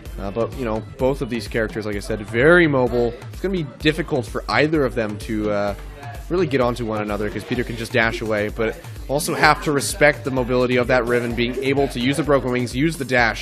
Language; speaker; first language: English; native; English